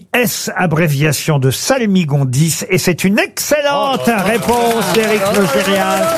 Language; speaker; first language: French; native; French